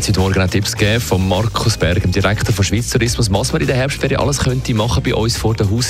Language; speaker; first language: German; native; German